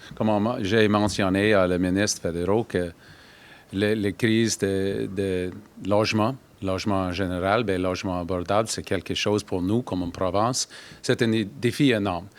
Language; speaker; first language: French; non-native, learner; English